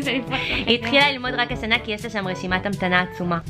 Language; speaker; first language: Hebrew; native; Hebrew